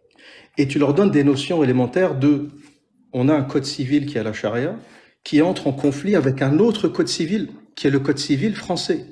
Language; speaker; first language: French; native; French